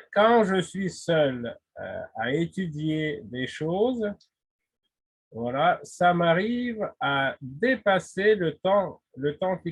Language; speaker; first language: French; non-native, fluent; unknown